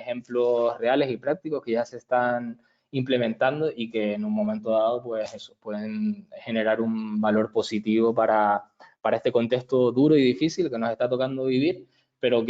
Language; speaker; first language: Spanish; native; Spanish